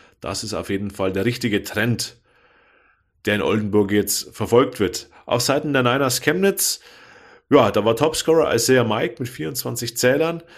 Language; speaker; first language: German; native; German